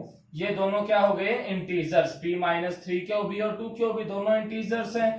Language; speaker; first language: Hindi; native; Hindi